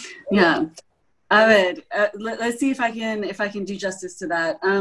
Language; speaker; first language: English; native; English